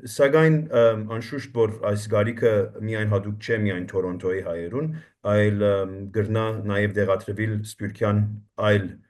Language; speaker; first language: Armenian; early bilingual, heritage; Armenian